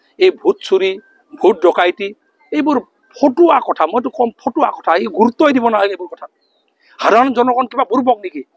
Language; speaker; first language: Assamese; non-native, local second language; Mising